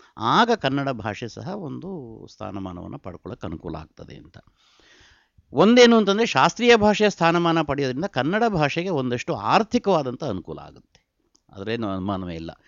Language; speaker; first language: Kannada; native; Kannada